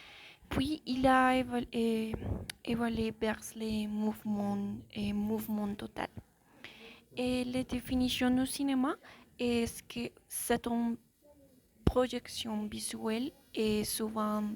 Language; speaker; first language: French; non-native, learner; Spanish